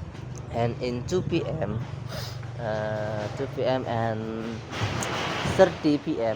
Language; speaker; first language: English; non-native, learner; Indonesian